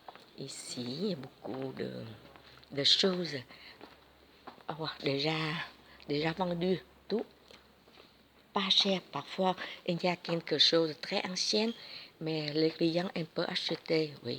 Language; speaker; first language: French; non-native, learner; Vietnamese